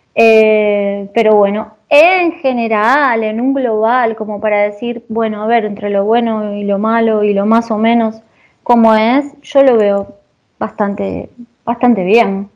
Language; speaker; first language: Spanish; native; Spanish